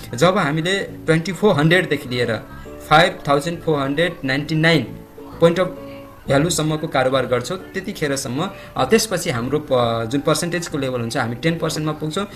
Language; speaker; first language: Nepali; non-native, local second language; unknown